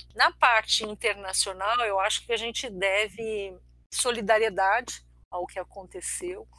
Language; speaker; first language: Portuguese; early bilingual, other home language; Armenian